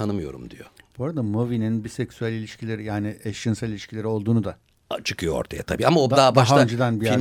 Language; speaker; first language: Turkish; native; Turkish